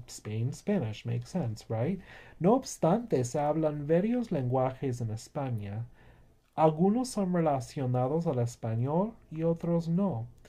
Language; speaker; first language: Spanish; non-native, fluent; English